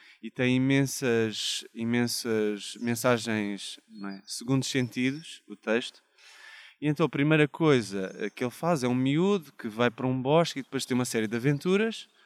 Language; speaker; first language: Portuguese; native; Portuguese